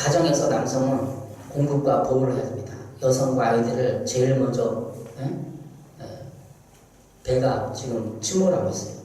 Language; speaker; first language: Korean; native; Korean